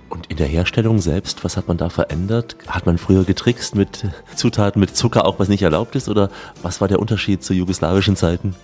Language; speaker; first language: German; native; German